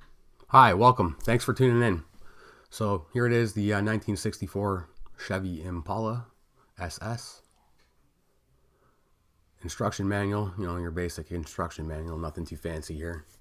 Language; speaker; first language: English; native; English